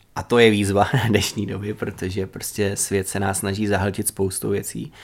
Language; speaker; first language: Czech; native; Czech